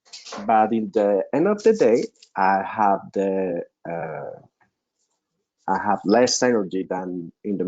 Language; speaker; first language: English; non-native, local second language; Spanish